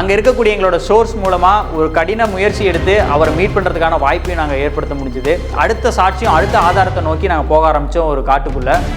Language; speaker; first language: Tamil; native; Tamil